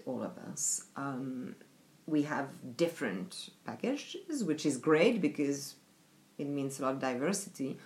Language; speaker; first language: English; non-native, fluent; French